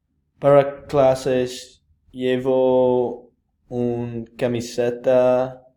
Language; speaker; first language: Spanish; non-native, learner; English